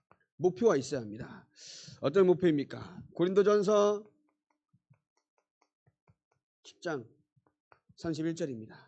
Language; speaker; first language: Korean; native; Korean